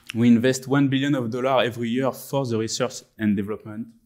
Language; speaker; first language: English; non-native, fluent; French